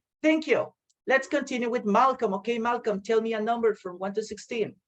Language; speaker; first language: English; non-native, fluent; Spanish